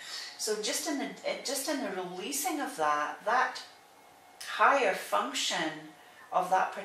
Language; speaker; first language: English; native; English